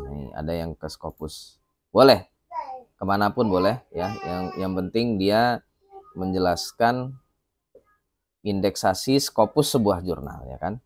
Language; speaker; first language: Indonesian; native; Indonesian